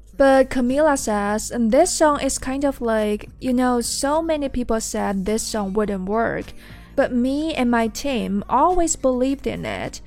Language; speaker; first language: English; non-native, fluent; Chinese